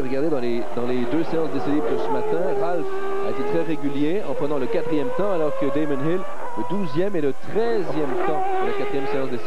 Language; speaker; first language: French; native; French